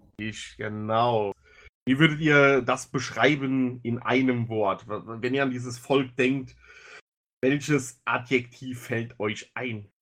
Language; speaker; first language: German; native; German